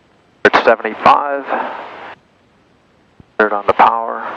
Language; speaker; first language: English; native; English